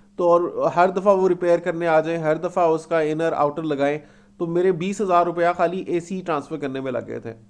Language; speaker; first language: Urdu; native; Urdu